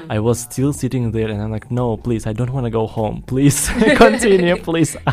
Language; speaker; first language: English; non-native, fluent; Russian